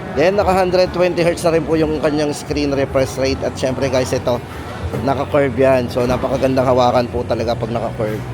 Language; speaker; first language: Filipino; native; Filipino